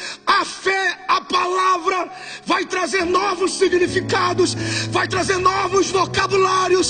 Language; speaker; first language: Portuguese; native; Portuguese